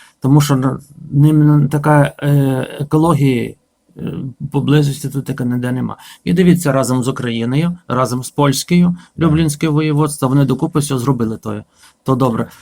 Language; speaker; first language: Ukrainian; native; Ukrainian